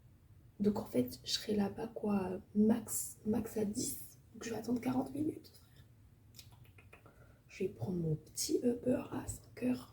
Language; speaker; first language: French; native; French